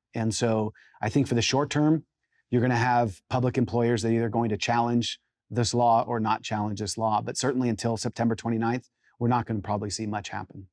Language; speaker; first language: English; native; English